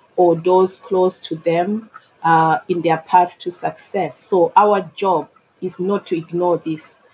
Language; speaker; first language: English; non-native, local second language; Shona